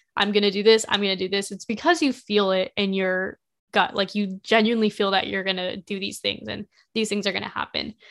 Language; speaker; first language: English; native; English